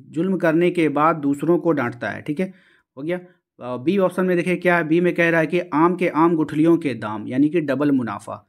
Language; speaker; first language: Hindi; native; Hindi